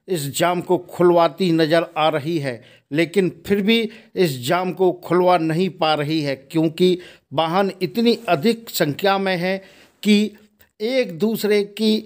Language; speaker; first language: Hindi; native; Hindi